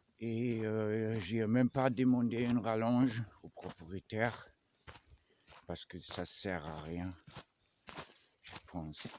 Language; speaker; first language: French; non-native, fluent; German